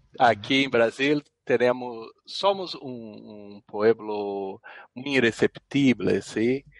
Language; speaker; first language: Spanish; non-native, learner; Portuguese